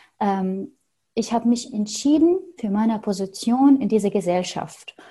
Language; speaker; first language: German; non-native, fluent; Arabic